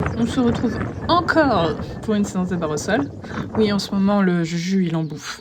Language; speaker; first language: French; native; French